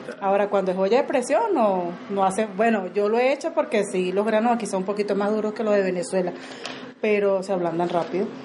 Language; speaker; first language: Spanish; native; Spanish